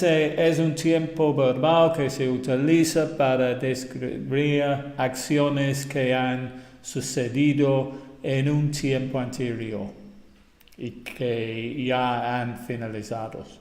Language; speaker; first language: Spanish; non-native, fluent; English